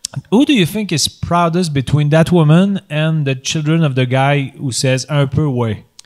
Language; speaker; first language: English; non-native, fluent; French